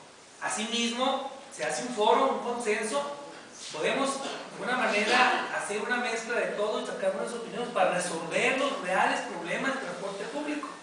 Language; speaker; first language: Spanish; native; Spanish